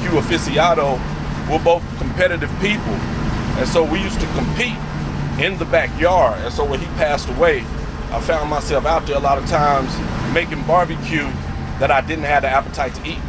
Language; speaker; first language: English; native; English